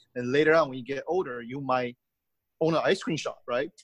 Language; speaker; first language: English; early bilingual, other home language; Chinese